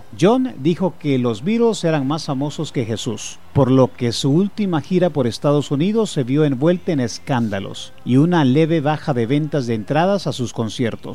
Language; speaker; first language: Spanish; native; Spanish